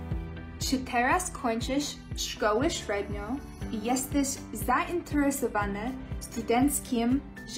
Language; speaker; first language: Polish; early bilingual, heritage; Polish